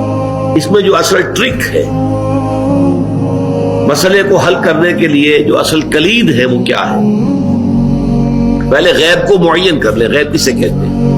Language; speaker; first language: Urdu; native; Urdu